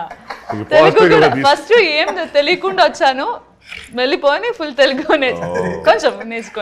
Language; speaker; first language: Telugu; non-native, learner; Malayalam